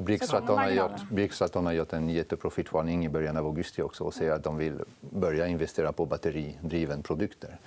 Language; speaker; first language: Swedish; non-native, fluent; French